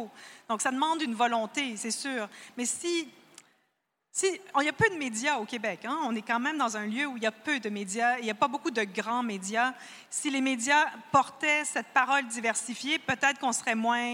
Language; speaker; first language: French; native; French